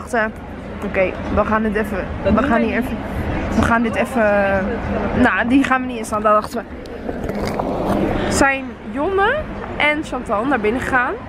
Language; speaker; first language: Dutch; native; Dutch